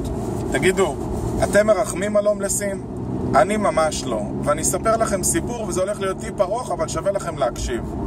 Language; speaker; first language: Hebrew; native; Hebrew